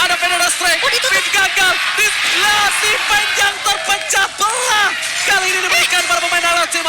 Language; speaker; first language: Indonesian; native; Indonesian